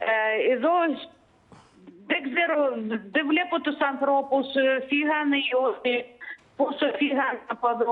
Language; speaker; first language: Greek; non-native, fluent; Russian